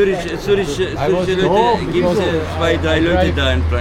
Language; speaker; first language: German; non-native, learner; Arabic